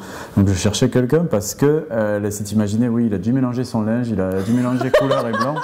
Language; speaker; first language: French; native; French